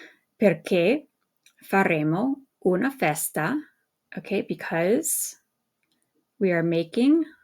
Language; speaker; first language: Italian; non-native, fluent; English